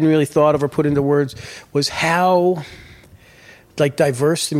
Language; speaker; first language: English; native; English